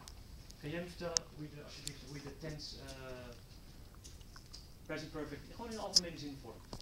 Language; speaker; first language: Dutch; non-native, fluent; English